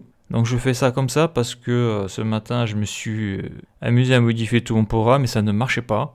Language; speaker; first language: French; native; French